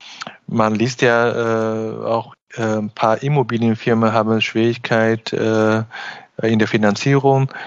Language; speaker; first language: German; non-native, fluent; Chinese